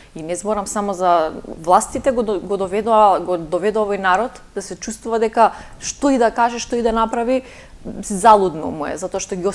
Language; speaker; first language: Macedonian; native; Macedonian